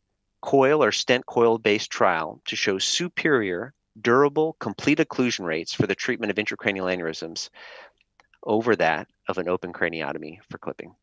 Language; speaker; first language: English; native; English